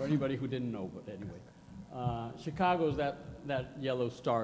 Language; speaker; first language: English; non-native, fluent; Spanish